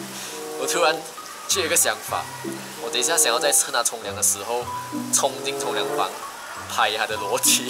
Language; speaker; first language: Chinese; native; Chinese